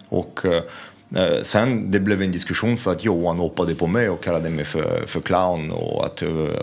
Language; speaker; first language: Swedish; non-native, fluent; French